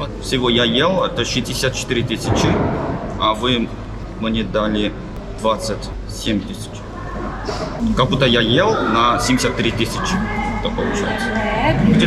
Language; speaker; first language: Russian; non-native, fluent; Korean